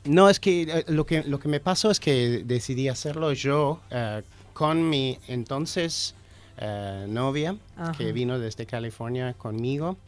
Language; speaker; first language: Spanish; non-native, fluent; English